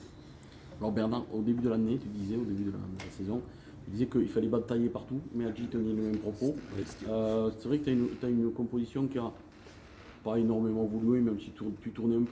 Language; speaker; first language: French; native; French